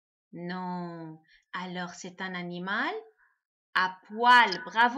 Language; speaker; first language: French; non-native, local second language; Arabic